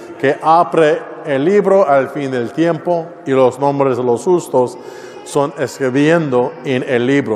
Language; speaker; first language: Spanish; non-native, learner; English